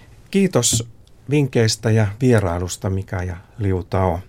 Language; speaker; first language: Finnish; native; Finnish